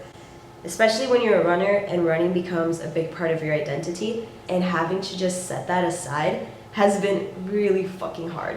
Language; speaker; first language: English; native; English